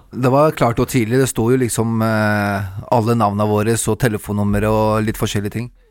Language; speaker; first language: Norwegian; early bilingual, other home language; Kurdish